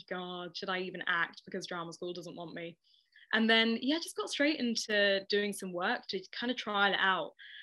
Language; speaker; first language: English; native; English